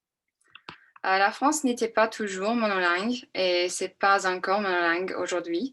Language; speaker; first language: French; non-native, fluent; English